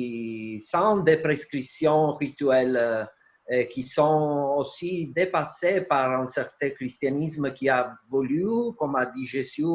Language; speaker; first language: French; non-native, fluent; Italian